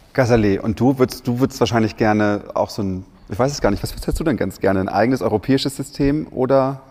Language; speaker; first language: German; native; German